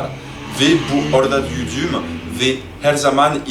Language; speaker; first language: Turkish; non-native, learner; French